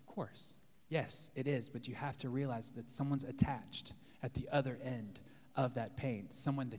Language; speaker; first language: English; native; English